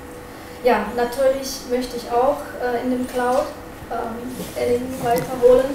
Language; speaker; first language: German; non-native, fluent; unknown